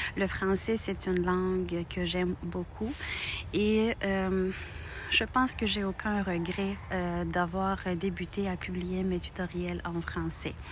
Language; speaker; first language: French; non-native, fluent; Romanian